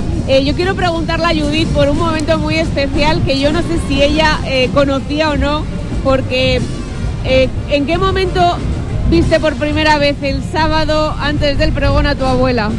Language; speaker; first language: Spanish; native; Spanish